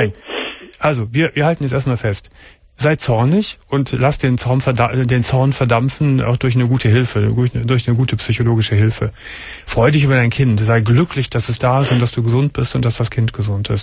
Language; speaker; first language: German; native; German